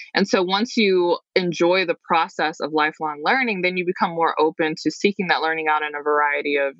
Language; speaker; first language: English; native; English